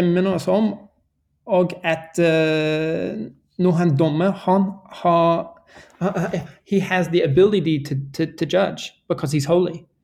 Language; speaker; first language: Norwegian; non-native, learner; English